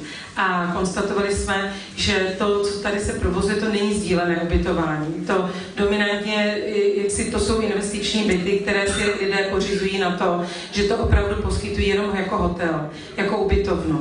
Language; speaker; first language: Czech; native; Czech